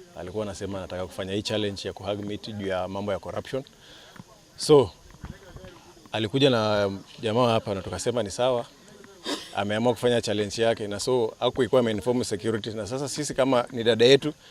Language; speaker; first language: Swahili; non-native, local second language; Luyia